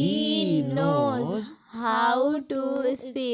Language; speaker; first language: English; non-native, learner; Hindi